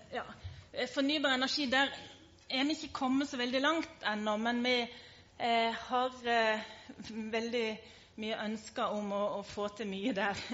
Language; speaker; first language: Norwegian; native; Norwegian